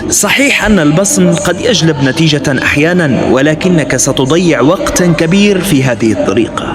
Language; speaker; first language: Arabic; native; Arabic